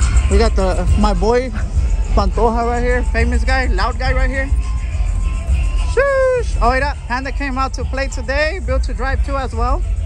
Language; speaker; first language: English; early bilingual, other home language; Spanish